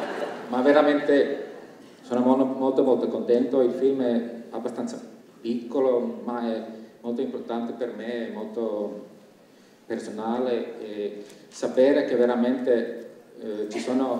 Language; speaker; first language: Italian; non-native, fluent; Finnish